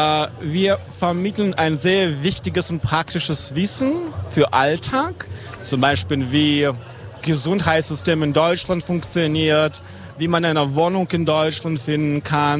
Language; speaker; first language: German; non-native, fluent; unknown